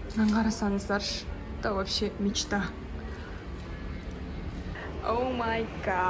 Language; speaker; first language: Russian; non-native, local second language; Kazakh